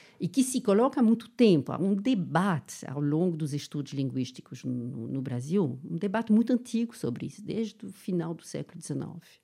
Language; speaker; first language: Portuguese; non-native, fluent; French